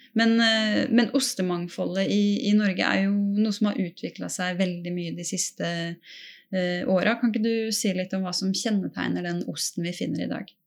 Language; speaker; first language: Norwegian; native; Norwegian